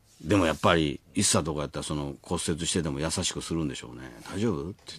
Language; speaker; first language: Japanese; native; Japanese